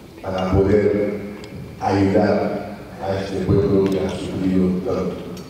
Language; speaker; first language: Spanish; non-native, fluent; French